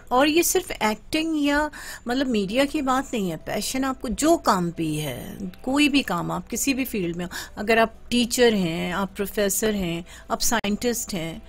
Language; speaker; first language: Urdu; native; Urdu